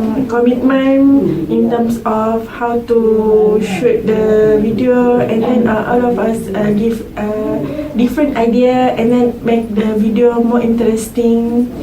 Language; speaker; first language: English; non-native, local second language; Malay